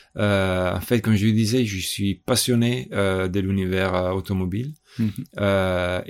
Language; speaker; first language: French; non-native, fluent; Italian